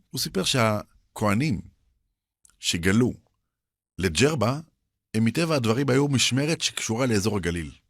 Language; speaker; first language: Hebrew; early bilingual, other home language; Arabic